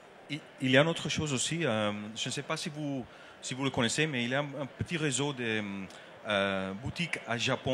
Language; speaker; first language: French; non-native, learner; Dutch